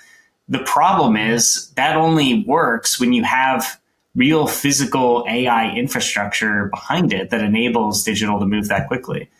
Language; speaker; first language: English; native; English